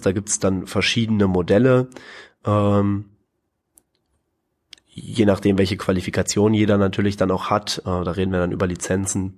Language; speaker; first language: German; native; German